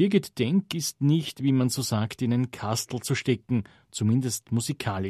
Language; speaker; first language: German; native; German